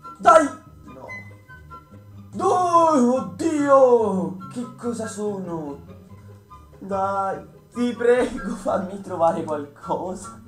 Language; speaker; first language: Italian; native; Italian